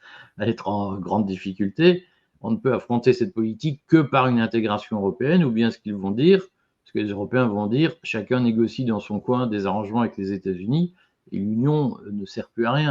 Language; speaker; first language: French; native; French